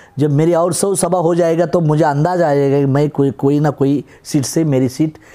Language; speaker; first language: Hindi; non-native, local second language; Marathi